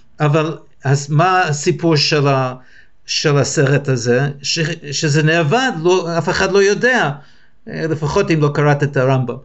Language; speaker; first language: Hebrew; non-native, fluent; English